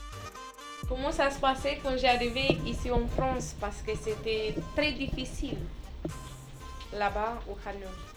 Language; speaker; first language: French; early bilingual, other home language; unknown